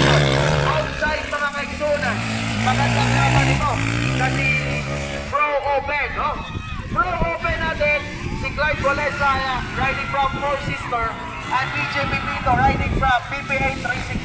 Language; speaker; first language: Filipino; non-native, local second language; Cebuano